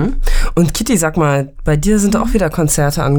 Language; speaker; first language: German; native; German